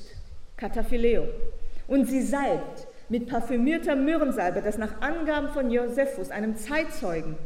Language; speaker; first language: German; native; German